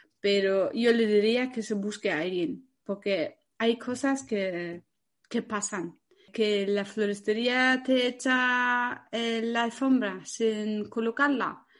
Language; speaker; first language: Spanish; non-native, fluent; German